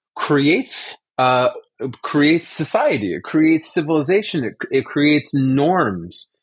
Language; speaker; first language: English; native; English